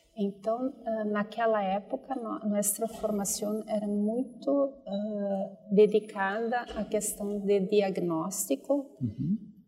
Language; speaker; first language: Portuguese; native; Portuguese